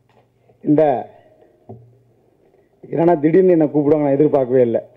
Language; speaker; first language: Tamil; native; Tamil